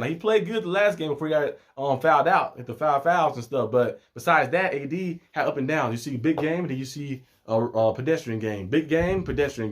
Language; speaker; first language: English; native; English